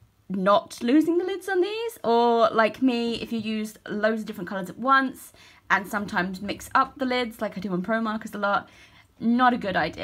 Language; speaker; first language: English; native; English